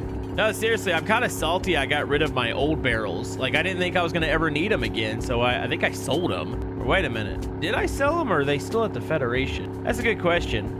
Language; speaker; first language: English; native; English